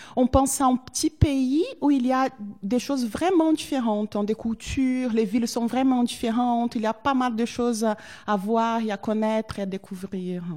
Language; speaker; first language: French; non-native, fluent; Portuguese